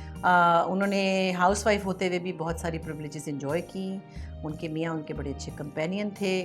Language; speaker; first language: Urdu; non-native, local second language; Punjabi